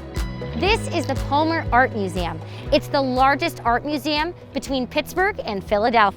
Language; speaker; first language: English; native; English